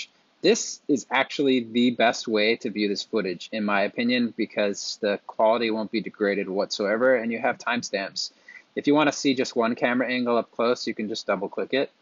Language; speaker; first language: English; native; English